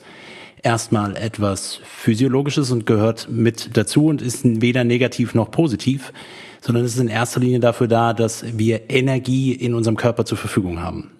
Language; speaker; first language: German; native; German